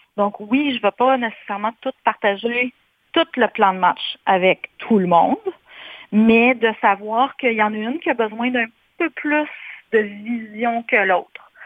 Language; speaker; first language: French; native; French